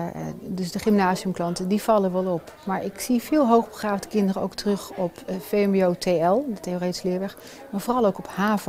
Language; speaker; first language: Dutch; native; Dutch